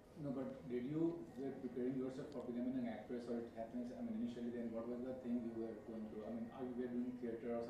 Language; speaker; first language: English; non-native, local second language; Hindi